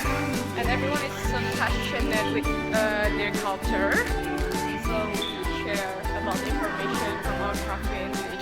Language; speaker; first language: English; non-native, fluent; Indonesian